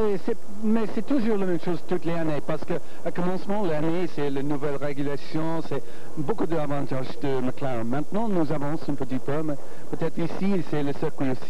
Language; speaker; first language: French; non-native, learner; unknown